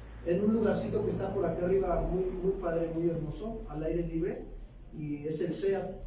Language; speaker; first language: Spanish; native; Spanish